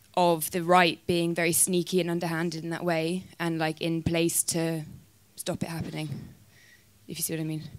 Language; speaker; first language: English; native; English